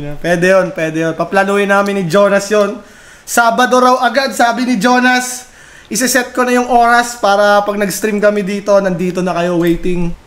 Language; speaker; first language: Filipino; native; Filipino